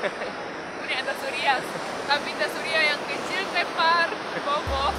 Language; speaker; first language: Indonesian; non-native, fluent; Romanian